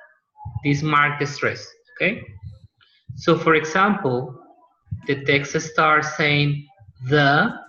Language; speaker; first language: English; non-native, fluent; Spanish